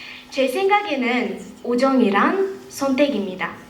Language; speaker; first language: Korean; non-native, fluent; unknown